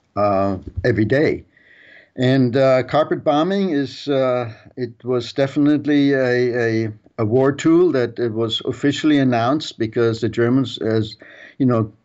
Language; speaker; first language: English; early bilingual, other home language; German